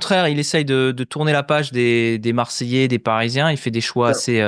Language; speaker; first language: French; native; French